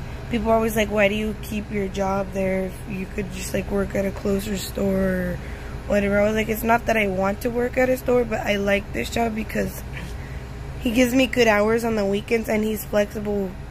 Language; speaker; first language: English; early bilingual, other home language; Spanish